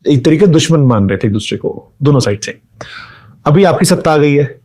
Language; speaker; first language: Urdu; native; Urdu